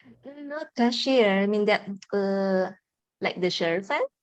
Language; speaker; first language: English; non-native, learner; Indonesian